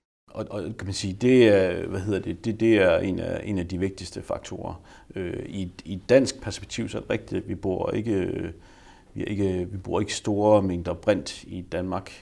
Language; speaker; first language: Danish; native; Danish